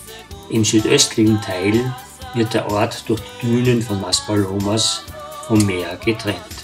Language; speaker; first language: German; native; German